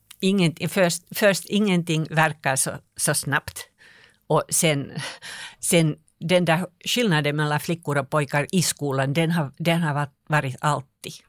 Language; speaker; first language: Swedish; non-native, local second language; Finnish